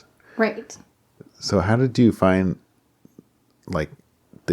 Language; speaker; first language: English; native; English